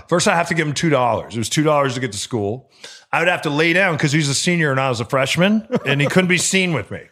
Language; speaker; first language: English; native; English